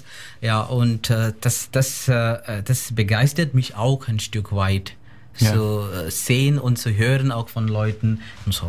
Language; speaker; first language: German; non-native, fluent; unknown